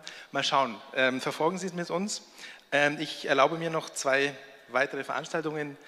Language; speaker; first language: German; native; German